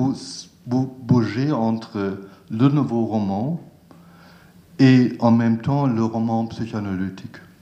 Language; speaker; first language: French; non-native, learner; German